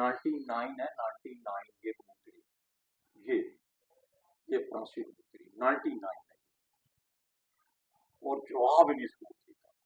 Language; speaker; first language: Hindi; non-native, local second language; Punjabi